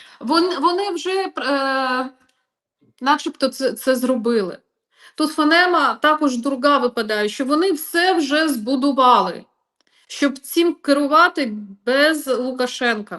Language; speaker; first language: Ukrainian; non-native, local second language; Russian